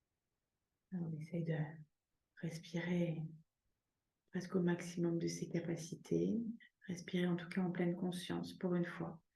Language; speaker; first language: French; native; French